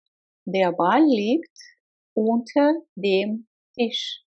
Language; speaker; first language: German; non-native, fluent; Russian